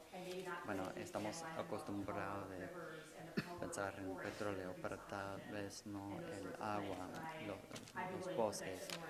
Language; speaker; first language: Spanish; non-native, fluent; English